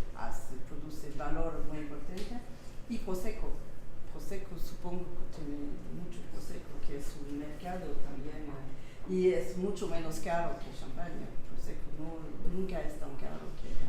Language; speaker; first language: Spanish; non-native, learner; French